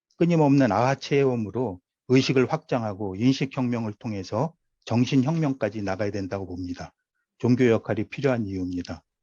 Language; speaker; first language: Korean; native; Korean